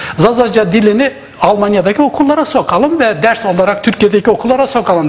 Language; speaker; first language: Turkish; non-native, local second language; Zaza